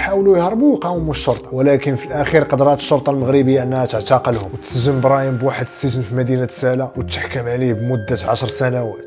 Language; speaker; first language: Arabic; native; Arabic